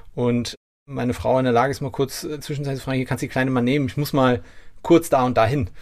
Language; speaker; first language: German; native; German